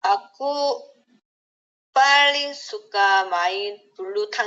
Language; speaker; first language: Indonesian; non-native, learner; Korean